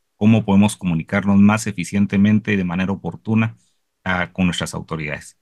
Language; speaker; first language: Spanish; native; Spanish